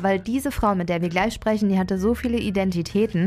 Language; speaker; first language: German; native; German